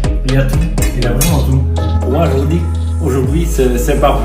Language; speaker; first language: French; non-native, fluent; Dutch